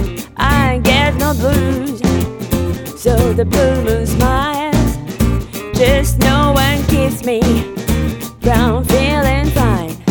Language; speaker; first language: English; non-native, learner; Japanese